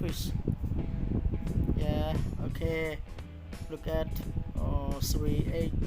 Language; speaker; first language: English; non-native, learner; Khmer